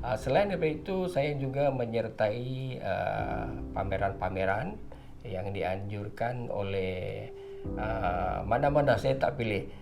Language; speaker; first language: Malay; non-native, local second language; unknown